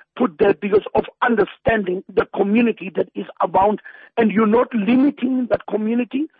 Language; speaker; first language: English; non-native, local second language; Zulu